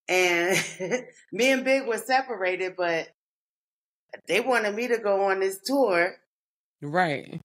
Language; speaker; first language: English; native; English